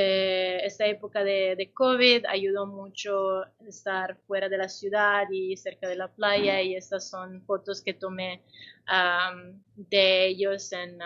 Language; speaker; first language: Spanish; non-native, fluent; Italian